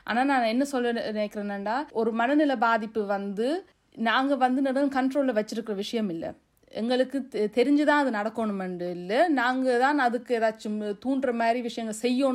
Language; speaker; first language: Tamil; early bilingual, heritage; Tamil